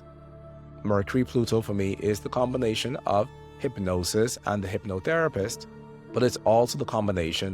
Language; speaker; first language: English; native; English